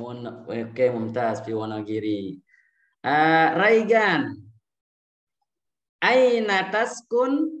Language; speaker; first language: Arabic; non-native, fluent; Indonesian